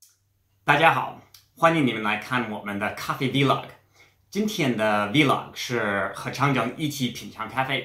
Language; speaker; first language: Chinese; non-native, fluent; English